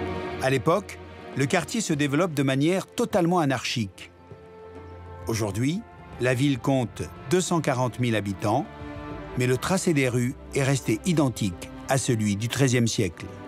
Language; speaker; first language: French; native; French